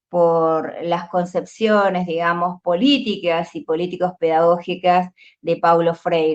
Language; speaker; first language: Spanish; native; Spanish